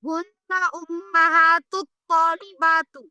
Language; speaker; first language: Arabic; non-native, learner; Urdu